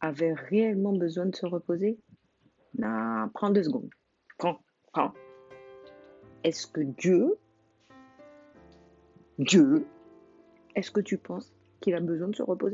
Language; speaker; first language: French; native; French